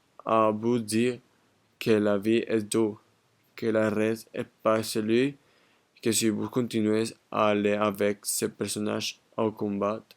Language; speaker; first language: French; non-native, learner; Spanish